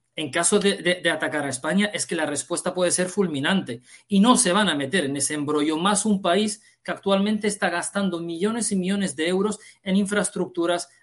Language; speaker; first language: Spanish; early bilingual, heritage; Arabic